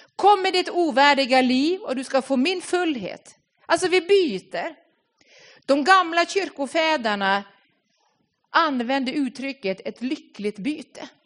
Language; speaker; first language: Swedish; non-native, fluent; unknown